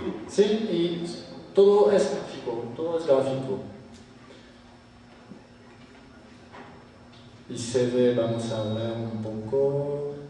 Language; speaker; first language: Spanish; non-native, fluent; French